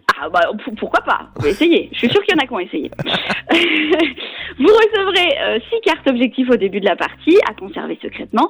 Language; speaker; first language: French; native; French